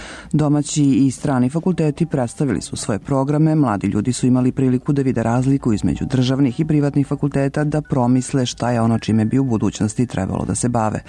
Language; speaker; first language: Serbian; native; Serbian